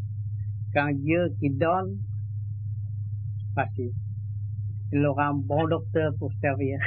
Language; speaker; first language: French; non-native, learner; Vietnamese